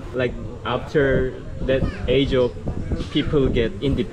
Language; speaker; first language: English; non-native, fluent; Korean